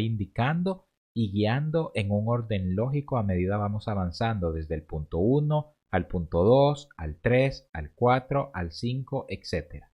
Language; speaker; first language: Spanish; native; Spanish